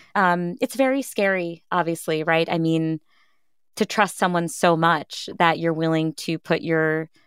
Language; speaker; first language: English; early bilingual, other home language; Hindi